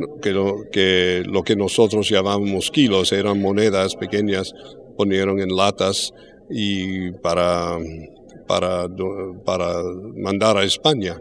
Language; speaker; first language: Spanish; early bilingual, heritage; English